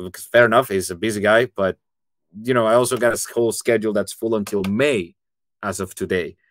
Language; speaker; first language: English; non-native, fluent; Spanish